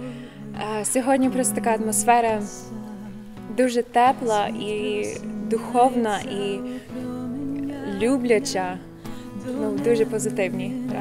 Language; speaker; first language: Ukrainian; non-native, fluent; English